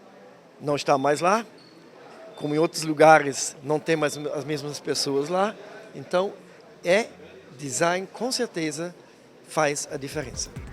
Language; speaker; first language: Portuguese; non-native, fluent; German